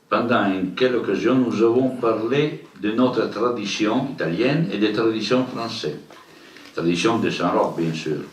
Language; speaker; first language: French; non-native, learner; Italian